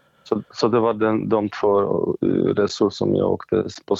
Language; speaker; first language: Swedish; non-native, fluent; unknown